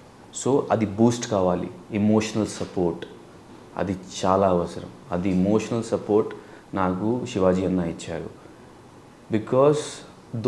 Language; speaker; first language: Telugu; non-native, learner; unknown